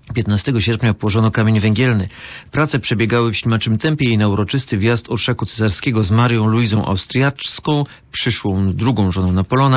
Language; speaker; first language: Polish; native; Polish